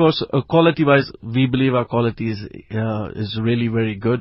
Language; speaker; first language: English; non-native, local second language; Urdu